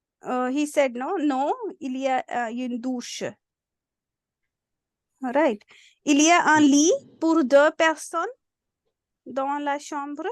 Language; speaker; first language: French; non-native, fluent; Hindi